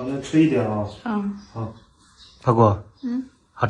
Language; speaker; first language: Chinese; native; Chinese